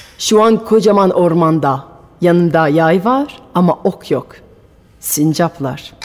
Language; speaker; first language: Turkish; non-native, fluent; French